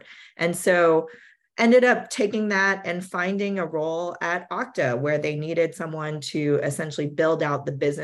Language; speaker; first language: English; native; English